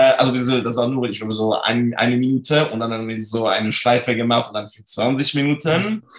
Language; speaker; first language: German; non-native, fluent; French